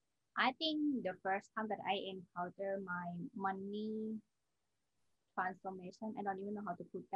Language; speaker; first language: English; non-native, learner; Thai